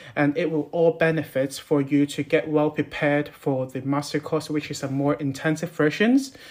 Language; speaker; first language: English; non-native, local second language; Cantonese